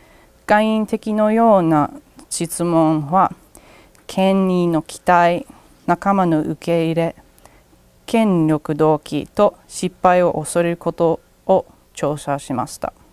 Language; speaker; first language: Japanese; non-native, learner; English